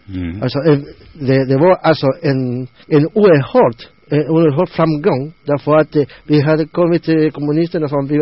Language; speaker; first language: Swedish; non-native, learner; Spanish